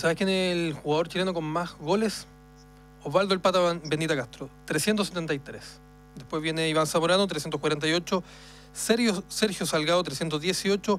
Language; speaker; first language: Spanish; native; Spanish